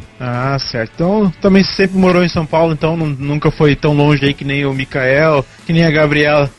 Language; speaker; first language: Portuguese; native; Portuguese